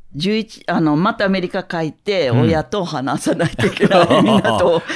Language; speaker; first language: Japanese; non-native, learner; English